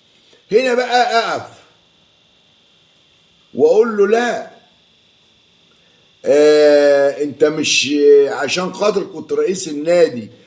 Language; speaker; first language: Arabic; native; Arabic